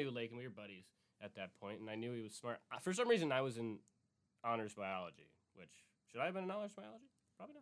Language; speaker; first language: English; native; English